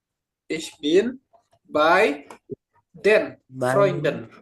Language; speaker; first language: German; non-native, learner; Indonesian